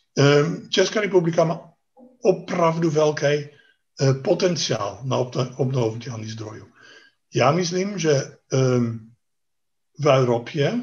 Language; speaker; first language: Czech; non-native, fluent; Dutch